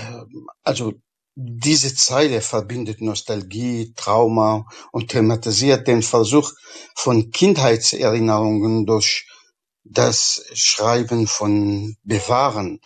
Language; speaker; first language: German; non-native, fluent; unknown